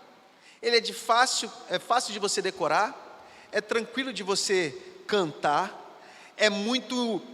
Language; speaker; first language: Portuguese; native; Portuguese